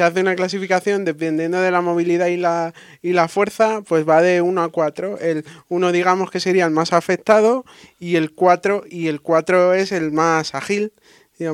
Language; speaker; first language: Spanish; native; Spanish